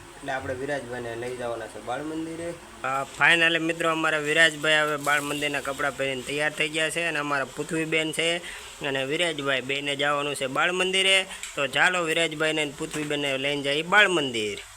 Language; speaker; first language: Gujarati; native; Gujarati